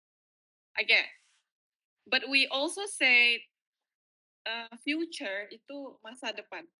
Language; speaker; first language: English; non-native, fluent; Indonesian